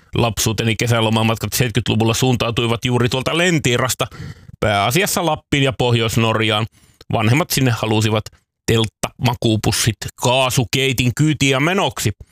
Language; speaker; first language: Finnish; native; Finnish